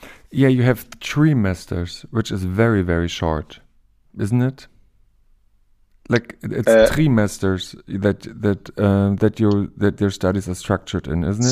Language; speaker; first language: English; non-native, fluent; German